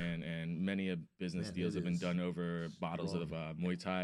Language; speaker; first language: English; non-native, local second language; Cantonese